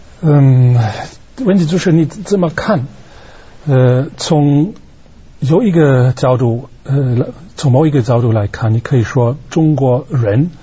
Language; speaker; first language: Chinese; non-native, fluent; German